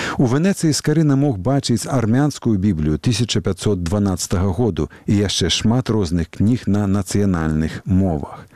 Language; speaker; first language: Belarusian; native; Belarusian